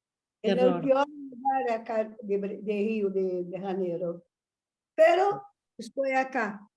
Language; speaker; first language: Spanish; non-native, learner; Portuguese